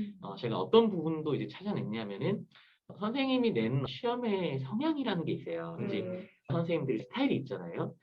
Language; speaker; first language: Korean; native; Korean